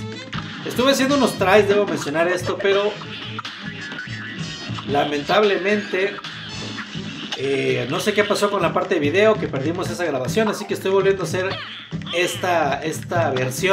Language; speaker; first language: Spanish; native; Spanish